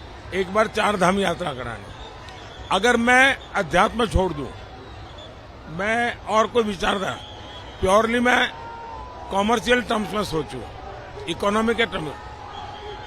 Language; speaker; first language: Hindi; non-native, local second language; Gujarati